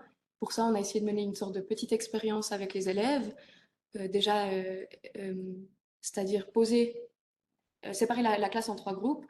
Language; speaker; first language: French; native; French